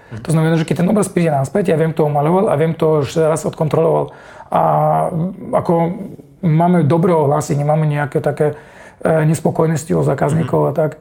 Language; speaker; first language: Slovak; non-native, fluent; Russian